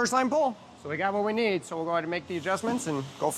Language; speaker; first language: English; native; English